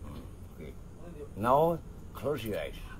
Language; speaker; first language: English; non-native, learner; Balinese